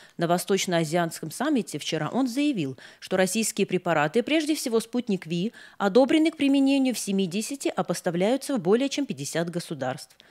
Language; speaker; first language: Russian; non-native, local second language; Armenian